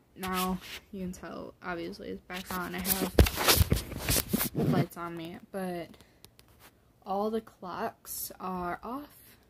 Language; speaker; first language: English; native; English